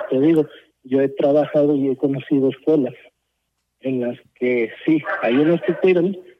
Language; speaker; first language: Spanish; early bilingual, heritage; Spanish